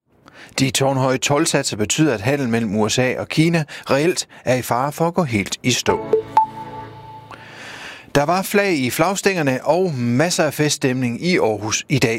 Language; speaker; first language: Danish; native; Danish